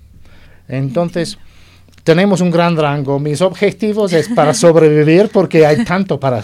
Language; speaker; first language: Spanish; non-native, fluent; English